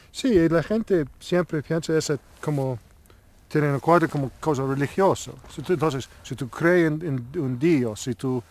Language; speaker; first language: Spanish; non-native, learner; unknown